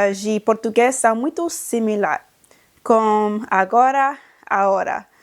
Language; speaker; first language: Portuguese; non-native, learner; English